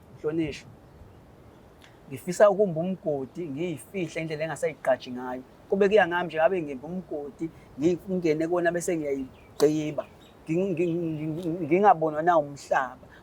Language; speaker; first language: Zulu; native; Zulu